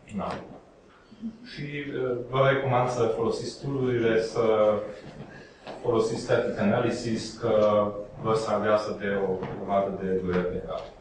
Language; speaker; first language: Romanian; non-native, local second language; Hungarian